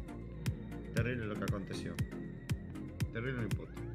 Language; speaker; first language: Spanish; native; Spanish